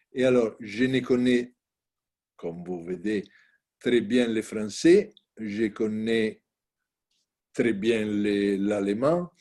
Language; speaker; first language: French; non-native, learner; Italian